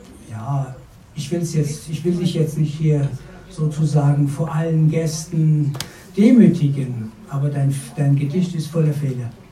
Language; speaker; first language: German; non-native, fluent; Persian